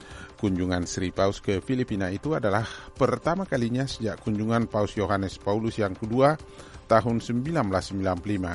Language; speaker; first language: Indonesian; native; Indonesian